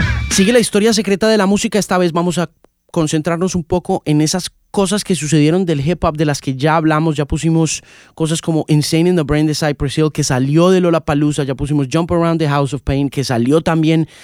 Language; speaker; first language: Spanish; native; Spanish